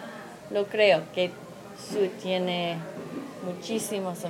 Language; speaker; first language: Spanish; non-native, learner; English